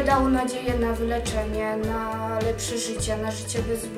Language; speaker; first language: Polish; native; Polish